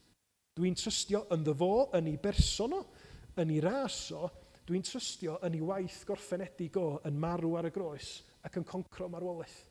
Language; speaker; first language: Welsh; native; Welsh